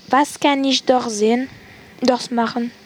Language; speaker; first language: German; non-native, learner; French